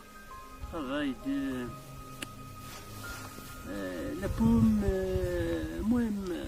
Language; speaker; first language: French; non-native, learner; Berber languages